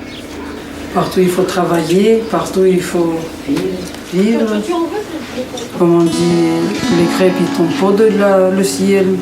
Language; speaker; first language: French; early bilingual, heritage; Russian